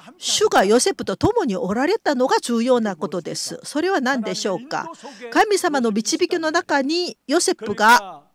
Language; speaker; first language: Japanese; non-native, fluent; Korean